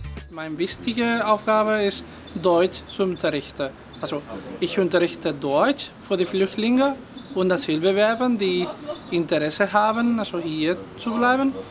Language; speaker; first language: German; non-native, fluent; Spanish